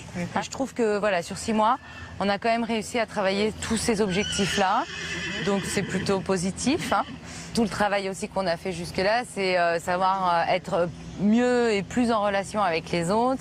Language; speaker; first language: French; native; French